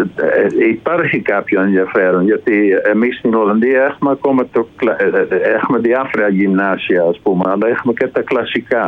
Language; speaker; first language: Greek; non-native, fluent; Dutch